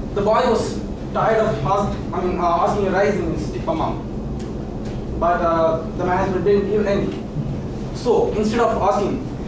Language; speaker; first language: English; non-native, local second language; Tamil